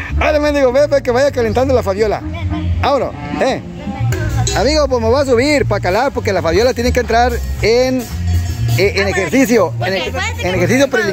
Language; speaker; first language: Spanish; native; Spanish